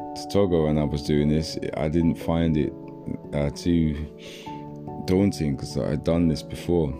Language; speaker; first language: English; native; English